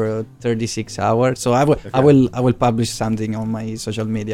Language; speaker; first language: English; non-native, fluent; Italian